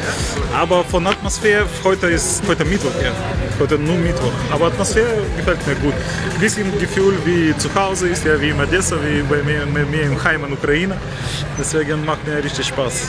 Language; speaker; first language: German; non-native, learner; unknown